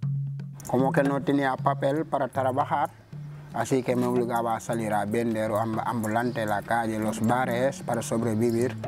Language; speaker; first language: Spanish; non-native, fluent; Wolof